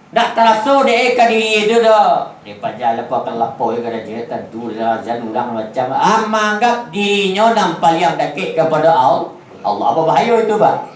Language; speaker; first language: Malay; non-native, local second language; Minangkabau